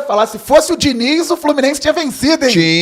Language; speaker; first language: Portuguese; native; Portuguese